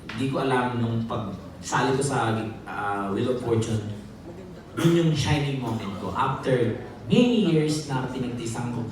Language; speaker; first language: Filipino; native; Filipino